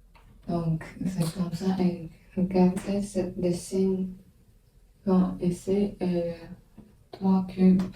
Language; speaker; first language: French; non-native, learner; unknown